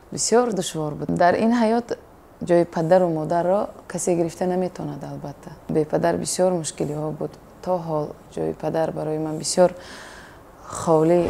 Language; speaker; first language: Tajik; non-native, local second language; Uzbek